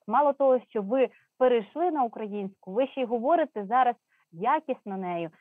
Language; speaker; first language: Ukrainian; native; Ukrainian